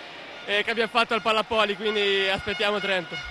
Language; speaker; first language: Italian; native; Italian